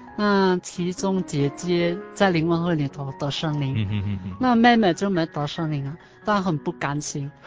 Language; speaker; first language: Chinese; non-native, local second language; Hakka Chinese